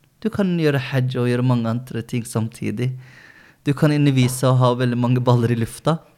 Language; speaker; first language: Norwegian; early bilingual, other home language; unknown